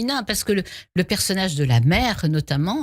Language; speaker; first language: French; native; French